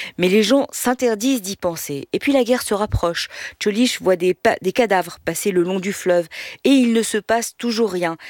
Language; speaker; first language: French; native; French